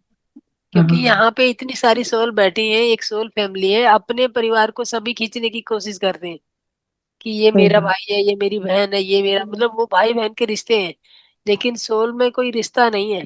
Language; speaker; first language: Hindi; native; Hindi